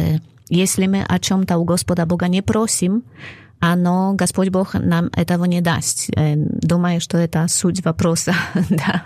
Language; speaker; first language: Russian; non-native, fluent; Polish